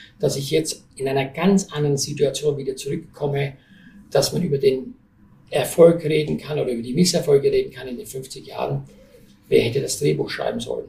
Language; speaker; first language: German; native; German